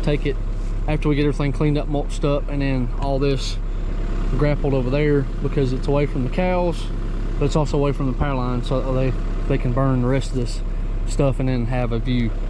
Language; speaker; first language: English; native; English